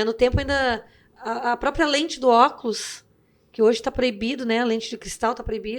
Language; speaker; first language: Portuguese; native; Portuguese